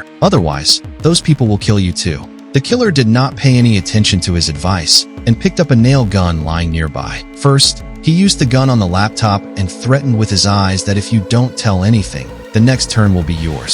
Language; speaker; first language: English; non-native, local second language; Hindi